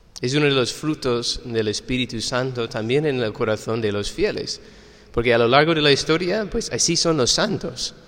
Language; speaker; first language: Spanish; non-native, fluent; English